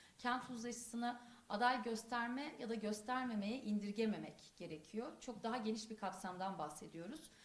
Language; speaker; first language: Turkish; non-native, local second language; Kurdish